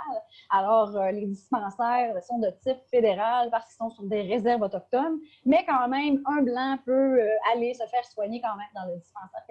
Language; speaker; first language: French; native; French